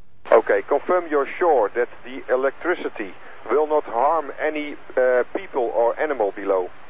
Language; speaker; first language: English; non-native, fluent; Dutch